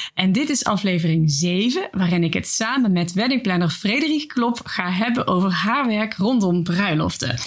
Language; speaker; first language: Dutch; native; Dutch